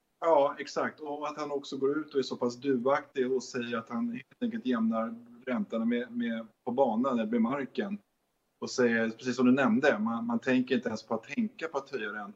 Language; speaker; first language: Swedish; native; Swedish